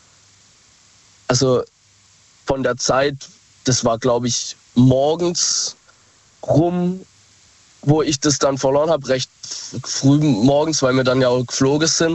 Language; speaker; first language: German; native; German